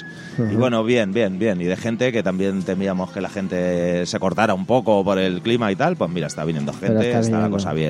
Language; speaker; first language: Spanish; native; Spanish